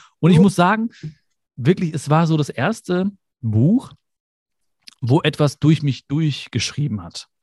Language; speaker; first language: German; early bilingual, other home language; Malayalam